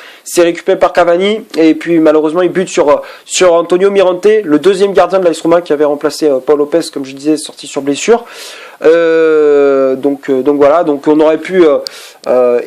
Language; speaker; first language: French; native; French